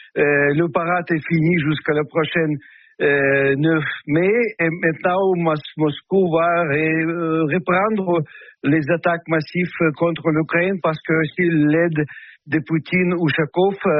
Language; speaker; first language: French; non-native, fluent; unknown